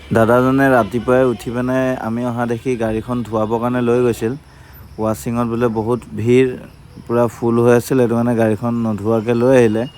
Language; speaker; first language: Assamese; native; Assamese